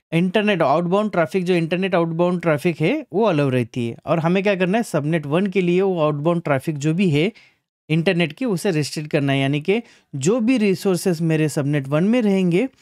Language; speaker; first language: Hindi; non-native, local second language; Marathi